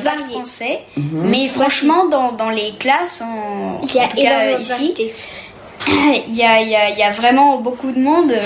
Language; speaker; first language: French; early bilingual, heritage; French